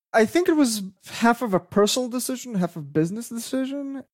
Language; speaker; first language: English; non-native, fluent; Hebrew